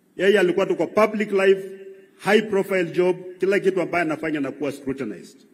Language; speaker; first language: Swahili; non-native, local second language; Luyia